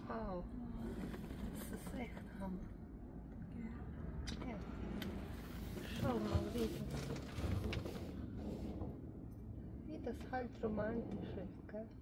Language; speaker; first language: German; non-native, fluent; Bosnian